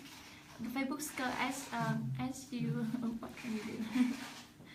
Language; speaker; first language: English; non-native, learner; Vietnamese